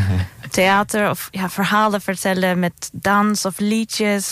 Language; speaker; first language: Dutch; non-native, fluent; Greek